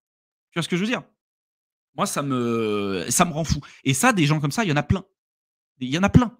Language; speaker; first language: French; native; French